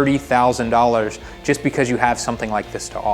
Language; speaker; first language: English; native; English